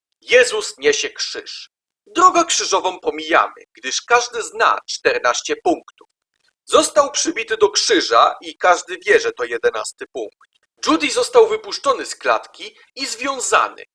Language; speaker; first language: Polish; native; Polish